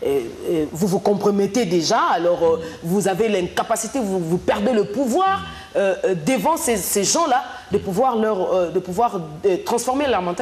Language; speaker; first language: French; non-native, local second language; Lingala